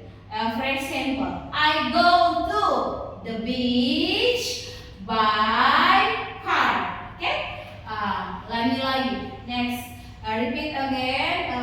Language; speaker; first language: English; non-native, learner; Indonesian